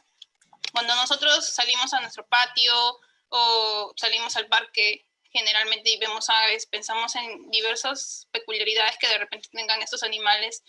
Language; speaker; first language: Spanish; native; Spanish